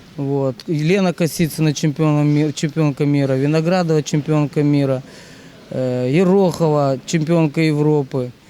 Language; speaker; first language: Russian; native; Russian